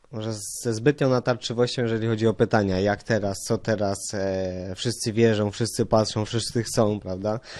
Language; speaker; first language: Polish; native; Polish